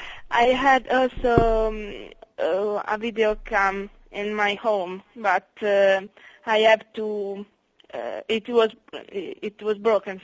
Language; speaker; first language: English; non-native, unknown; Italian